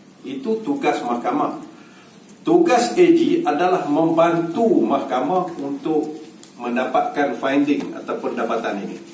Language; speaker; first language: Malay; native; Malay